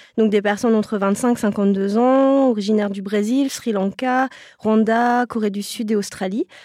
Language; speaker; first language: French; native; French